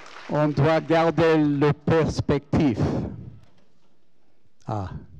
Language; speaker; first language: French; non-native, learner; English